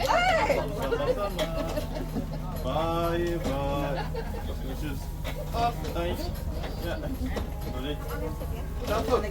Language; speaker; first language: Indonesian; non-native, learner; Turkish